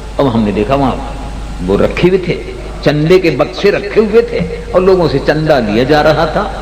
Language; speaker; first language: Urdu; native; Urdu